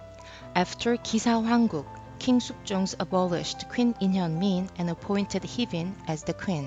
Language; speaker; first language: English; non-native, fluent; Korean